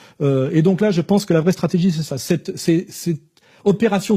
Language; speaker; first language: French; native; French